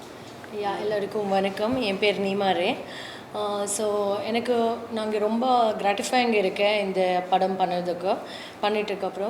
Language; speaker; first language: Tamil; non-native, learner; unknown